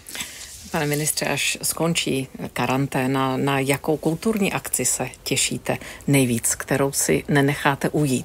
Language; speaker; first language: Czech; native; Czech